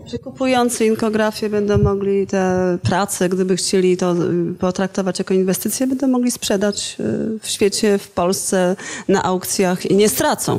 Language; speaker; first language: Polish; native; Polish